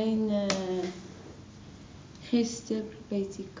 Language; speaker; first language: Dutch; non-native, learner; Arabic